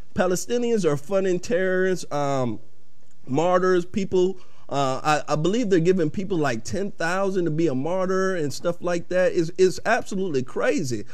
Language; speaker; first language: English; early bilingual, other home language; Akan